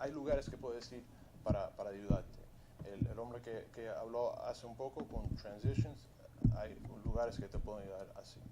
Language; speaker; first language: Spanish; early bilingual, heritage; Spanish